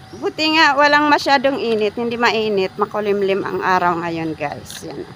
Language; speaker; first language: Filipino; non-native, local second language; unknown